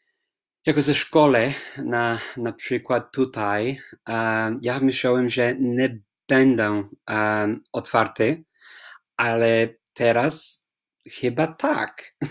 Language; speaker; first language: Polish; non-native, fluent; English